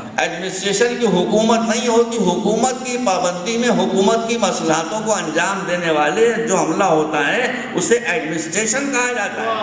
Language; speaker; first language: Urdu; native; Urdu